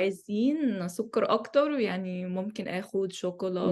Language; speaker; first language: Egyptian Arabic; non-native, learner; English